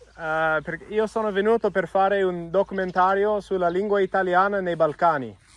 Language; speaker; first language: Italian; non-native, fluent; English